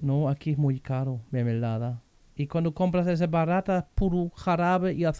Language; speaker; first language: Spanish; non-native, fluent; German